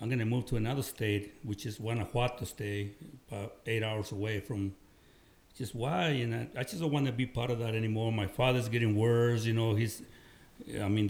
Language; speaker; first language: English; non-native, fluent; Spanish